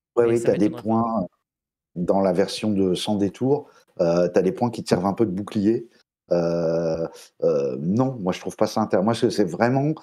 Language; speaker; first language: French; native; French